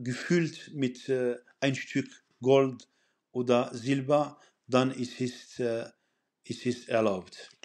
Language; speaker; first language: German; non-native, fluent; Arabic